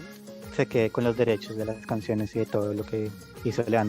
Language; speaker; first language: Spanish; native; Spanish